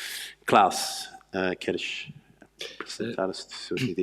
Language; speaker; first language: Portuguese; non-native, learner; English